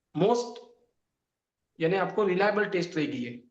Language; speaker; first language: Hindi; non-native, local second language; Marathi